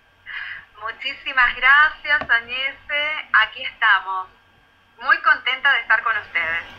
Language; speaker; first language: Spanish; native; Spanish